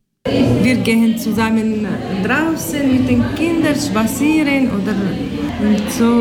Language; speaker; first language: German; non-native, learner; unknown